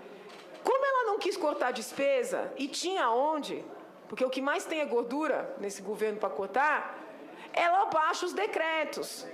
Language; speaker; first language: Portuguese; native; Portuguese